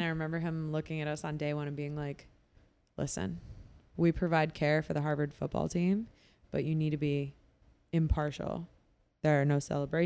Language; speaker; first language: English; native; English